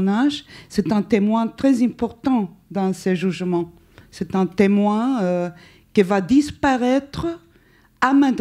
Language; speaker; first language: French; non-native, fluent; Spanish